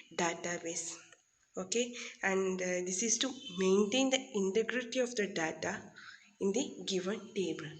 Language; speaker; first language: English; non-native, local second language; Malayalam